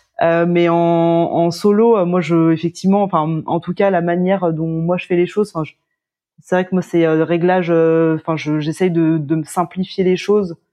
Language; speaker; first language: French; native; French